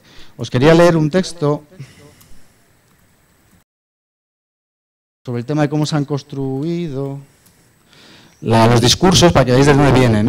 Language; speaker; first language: Spanish; native; Spanish